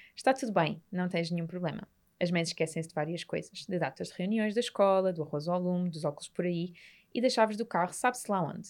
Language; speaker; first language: Portuguese; native; Portuguese